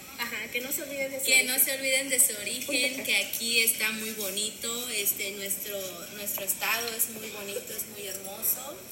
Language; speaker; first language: Spanish; non-native, local second language; Zapotec